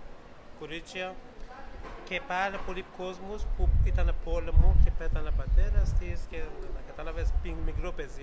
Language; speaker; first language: Greek; non-native, learner; Persian